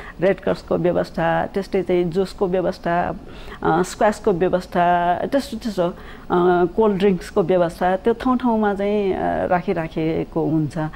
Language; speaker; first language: Nepali; non-native, local second language; Newari